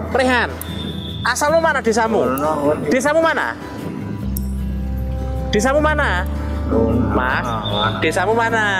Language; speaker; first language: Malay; non-native, local second language; Javanese